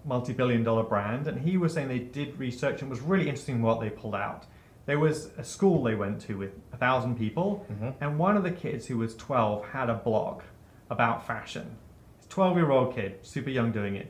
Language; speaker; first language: English; native; English